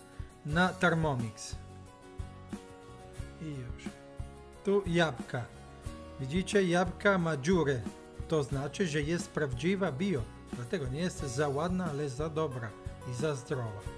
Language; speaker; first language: Polish; non-native, learner; Italian